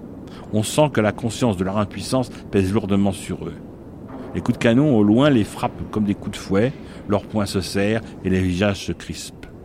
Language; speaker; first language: French; native; French